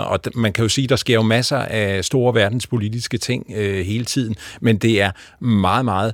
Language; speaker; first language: Danish; native; Danish